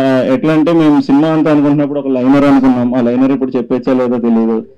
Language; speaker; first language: Telugu; native; Telugu